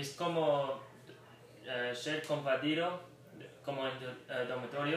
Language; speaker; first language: Spanish; non-native, learner; English